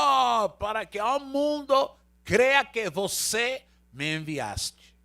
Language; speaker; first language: Portuguese; non-native, learner; Spanish